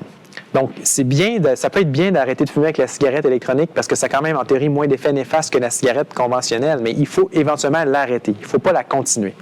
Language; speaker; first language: French; native; French